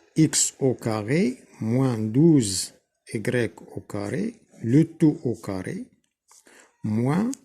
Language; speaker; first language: French; non-native, local second language; Arabic